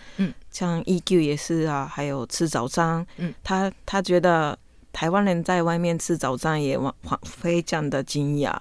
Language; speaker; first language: Chinese; non-native, fluent; Japanese